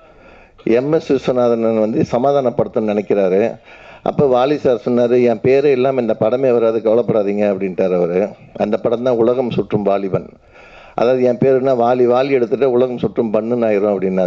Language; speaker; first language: Tamil; native; Tamil